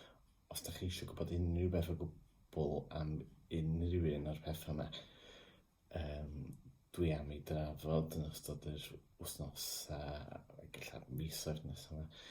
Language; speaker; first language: Welsh; non-native, local second language; English